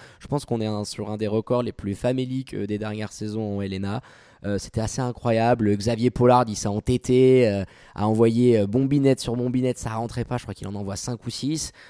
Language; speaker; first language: French; native; French